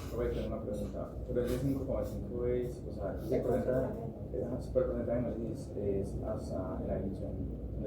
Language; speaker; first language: Spanish; native; Spanish